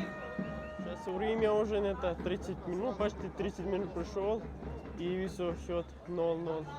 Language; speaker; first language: Russian; non-native, learner; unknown